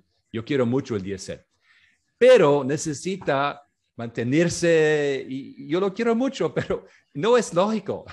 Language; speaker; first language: Spanish; non-native, fluent; French